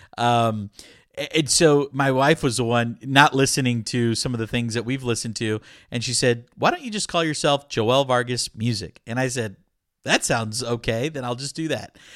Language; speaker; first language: English; early bilingual, other home language; Spanish